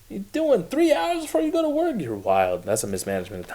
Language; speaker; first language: English; native; English